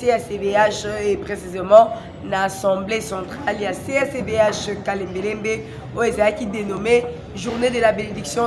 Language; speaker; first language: French; non-native, local second language; Lingala